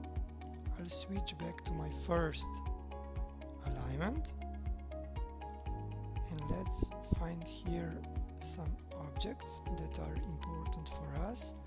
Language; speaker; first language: English; non-native, fluent; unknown